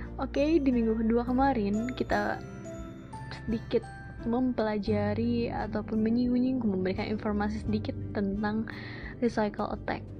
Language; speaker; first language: Indonesian; native; Indonesian